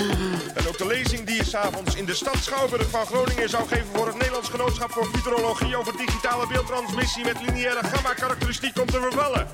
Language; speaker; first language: Dutch; native; Dutch